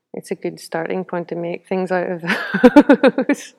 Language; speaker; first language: English; native; English